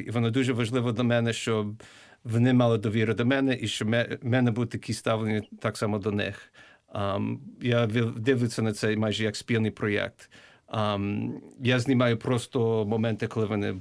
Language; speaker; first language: Ukrainian; early bilingual, heritage; English